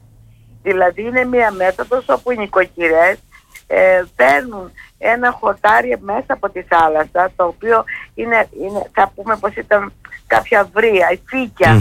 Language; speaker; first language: Greek; native; Greek